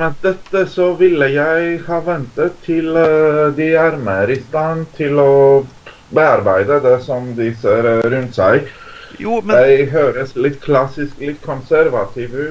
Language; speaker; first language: Norwegian; non-native, fluent; Greek